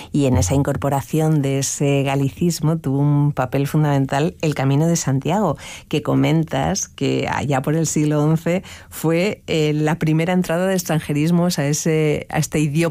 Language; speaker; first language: Spanish; native; Spanish